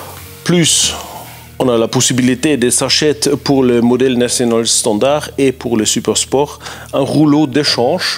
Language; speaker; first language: French; non-native, fluent; German